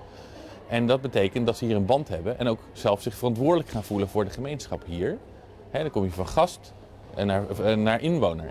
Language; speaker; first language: Dutch; native; Dutch